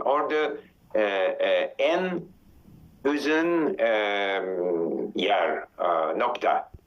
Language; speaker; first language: Turkish; non-native, learner; English